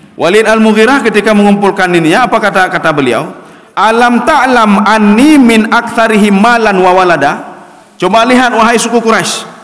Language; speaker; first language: Malay; non-native, local second language; Achinese